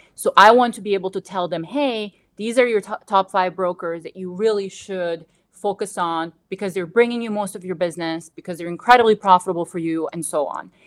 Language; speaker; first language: English; non-native, fluent; Bosnian